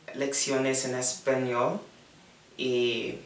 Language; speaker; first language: Spanish; non-native, learner; English